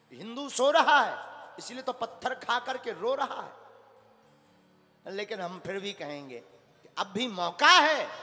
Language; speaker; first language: Hindi; native; Hindi